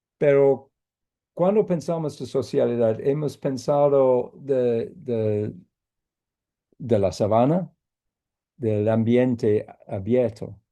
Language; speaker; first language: Spanish; non-native, fluent; English